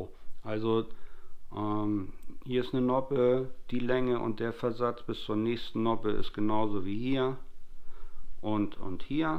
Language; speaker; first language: German; native; German